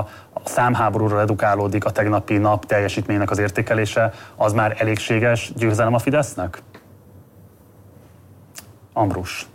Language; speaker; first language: Hungarian; native; Hungarian